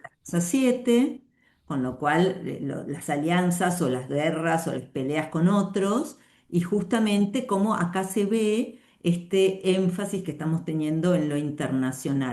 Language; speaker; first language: Spanish; native; Spanish